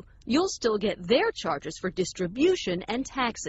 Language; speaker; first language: English; native; English